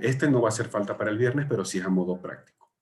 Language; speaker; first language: Spanish; native; Spanish